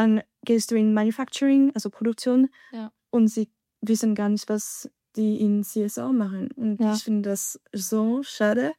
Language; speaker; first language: German; non-native, fluent; French